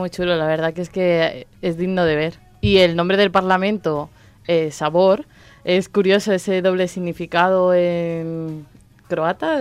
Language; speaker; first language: Spanish; native; Spanish